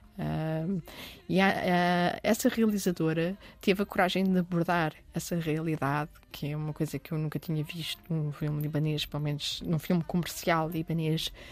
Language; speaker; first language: Portuguese; early bilingual, other home language; Arabic